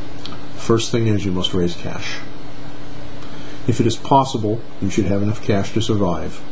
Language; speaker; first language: English; native; English